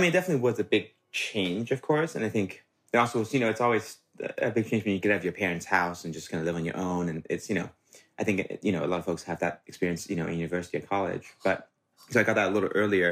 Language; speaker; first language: English; non-native, local second language; Cantonese